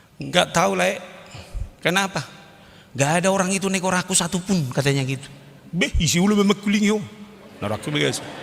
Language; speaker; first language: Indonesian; non-native, local second language; Batak Toba